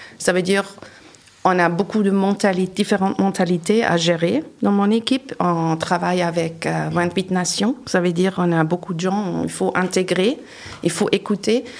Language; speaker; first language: French; non-native, fluent; German